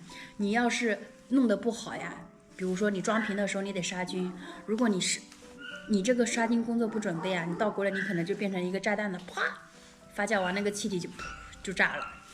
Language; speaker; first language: Chinese; native; Chinese